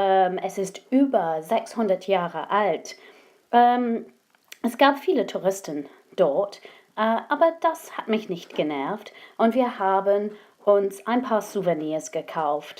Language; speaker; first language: German; non-native, fluent; English